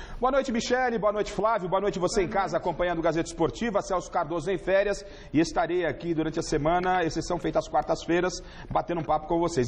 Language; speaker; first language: Portuguese; native; Portuguese